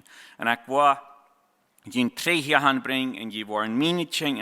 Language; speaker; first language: German; non-native, learner; Plautdietsch